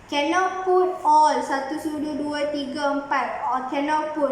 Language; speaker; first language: English; non-native, learner; Malay